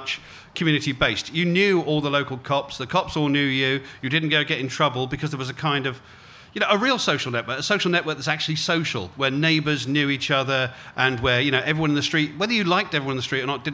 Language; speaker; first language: English; native; English